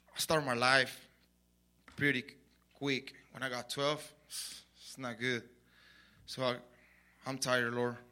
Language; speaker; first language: English; non-native, learner; Spanish